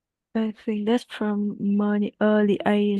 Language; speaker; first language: English; non-native, learner; Vietnamese